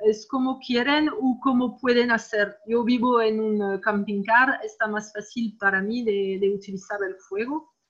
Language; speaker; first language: Spanish; non-native, learner; French